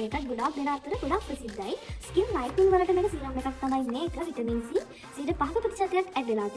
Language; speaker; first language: Sinhala; native; Sinhala